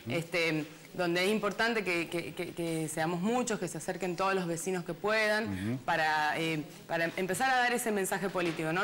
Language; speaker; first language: Spanish; native; Spanish